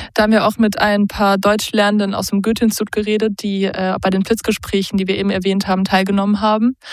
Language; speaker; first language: German; native; German